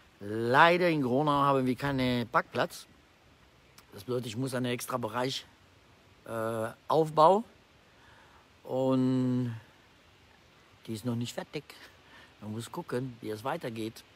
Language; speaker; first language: German; non-native, fluent; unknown